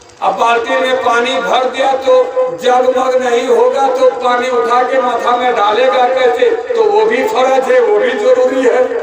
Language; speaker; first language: Urdu; non-native, local second language; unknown